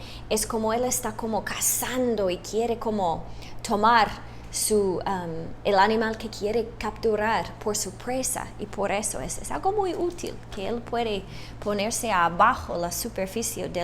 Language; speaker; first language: Spanish; non-native, fluent; English